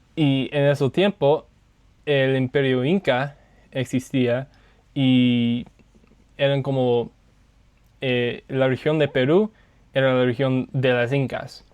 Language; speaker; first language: Spanish; non-native, learner; English